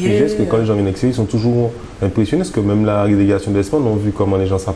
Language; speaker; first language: French; native; French